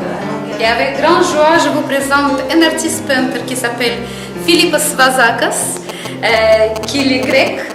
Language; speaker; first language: French; non-native, fluent; Russian